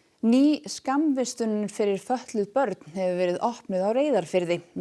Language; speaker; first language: Icelandic; native; Icelandic